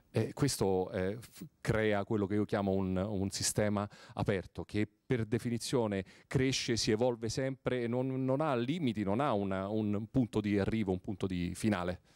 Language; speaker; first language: Italian; native; Italian